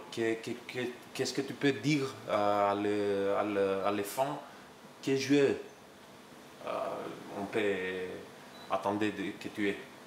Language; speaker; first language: French; non-native, learner; Greek